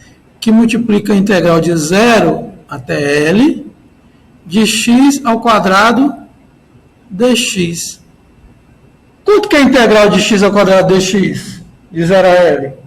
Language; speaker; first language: Portuguese; native; Portuguese